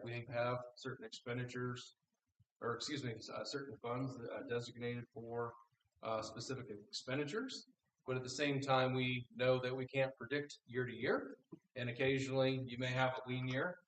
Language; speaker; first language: English; native; English